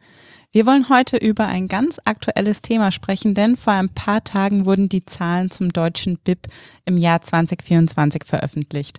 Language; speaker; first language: German; native; German